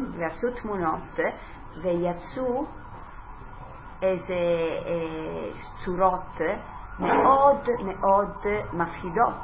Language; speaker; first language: Hebrew; non-native, fluent; Italian